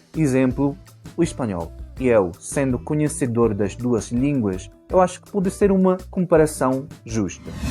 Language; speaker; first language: Portuguese; non-native, fluent; Spanish